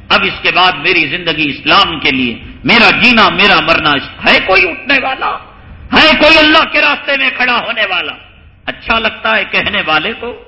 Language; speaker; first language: Urdu; native; Urdu